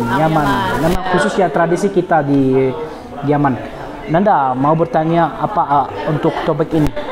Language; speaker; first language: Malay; non-native, learner; Arabic